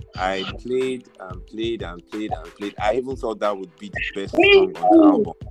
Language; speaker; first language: English; non-native, local second language; Yoruba